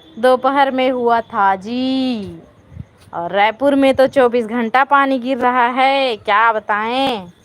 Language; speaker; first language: Hindi; native; Hindi